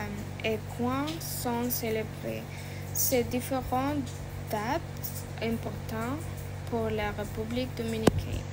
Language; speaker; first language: French; non-native, learner; Spanish